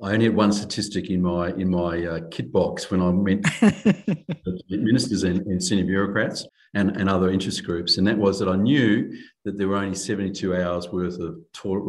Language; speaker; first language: English; native; English